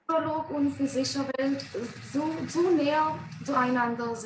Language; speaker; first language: German; non-native, learner; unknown